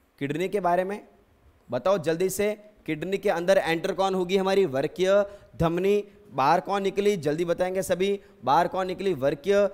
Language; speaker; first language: Hindi; native; Hindi